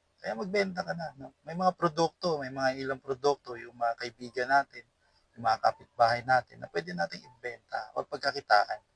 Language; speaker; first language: Filipino; non-native, local second language; Cebuano